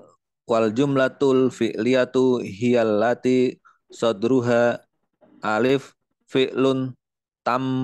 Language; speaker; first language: Arabic; non-native, learner; Indonesian